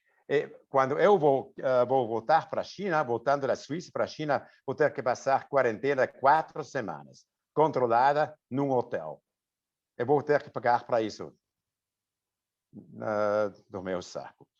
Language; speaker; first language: Portuguese; non-native, fluent; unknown